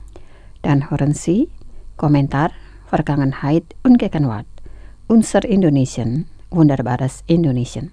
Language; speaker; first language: German; non-native, fluent; Indonesian